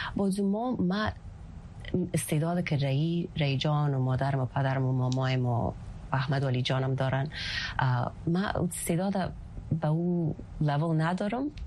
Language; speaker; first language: Persian; early bilingual, heritage; Persian